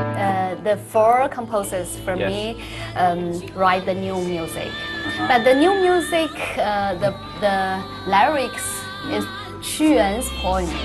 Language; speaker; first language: English; non-native, learner; Chinese